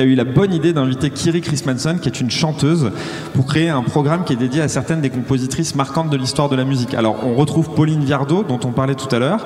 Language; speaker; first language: French; native; French